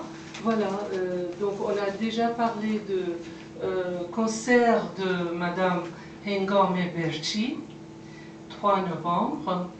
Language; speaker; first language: French; non-native, fluent; Persian